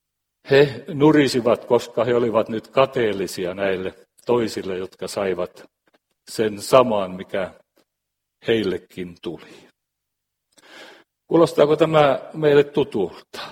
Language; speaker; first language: Finnish; native; Finnish